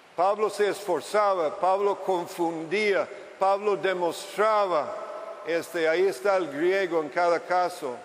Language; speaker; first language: Spanish; non-native, fluent; English